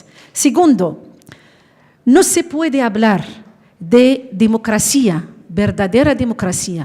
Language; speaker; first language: Spanish; non-native, fluent; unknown